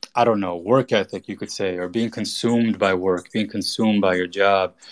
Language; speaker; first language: English; native; English